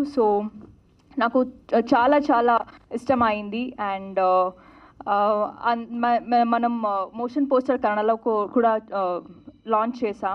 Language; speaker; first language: Telugu; non-native, learner; Kannada